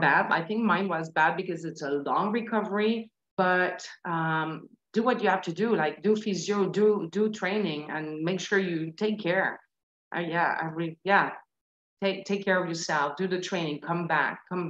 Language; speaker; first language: English; non-native, fluent; French